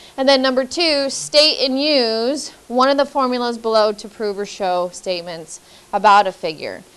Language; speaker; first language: English; native; English